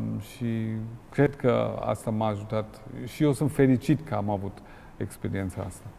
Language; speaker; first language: Romanian; non-native, fluent; German